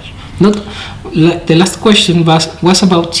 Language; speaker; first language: English; non-native, fluent; Spanish